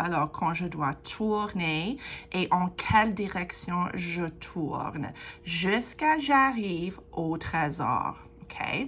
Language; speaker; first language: French; non-native, fluent; English